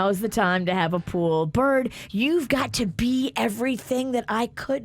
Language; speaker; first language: English; native; English